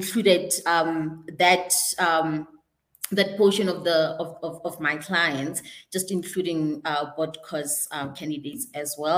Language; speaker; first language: English; non-native, local second language; Northern Sotho